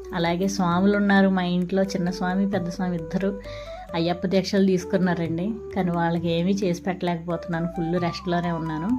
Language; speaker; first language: Telugu; native; Telugu